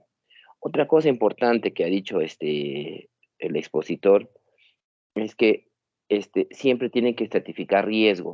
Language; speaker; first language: Spanish; native; Spanish